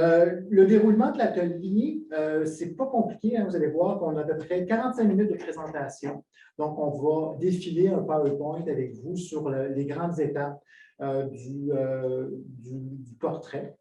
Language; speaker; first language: French; native; French